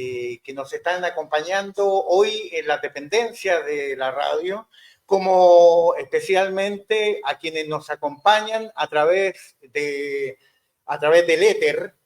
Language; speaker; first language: Spanish; native; Spanish